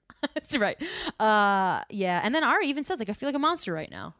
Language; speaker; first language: English; native; English